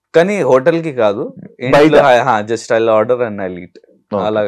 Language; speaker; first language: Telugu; non-native, learner; Hindi